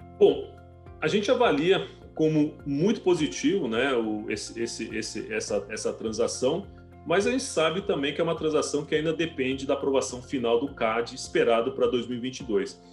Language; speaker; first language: Portuguese; early bilingual, other home language; Chinese